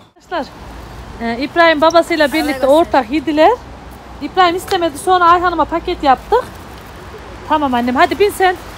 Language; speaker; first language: Turkish; native; Turkish